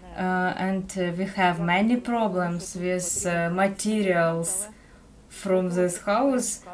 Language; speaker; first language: English; non-native, fluent; Ukrainian